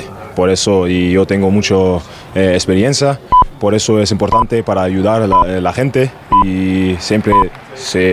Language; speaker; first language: Spanish; non-native, learner; German